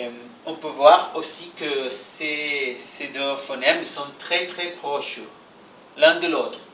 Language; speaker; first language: French; non-native, fluent; Spanish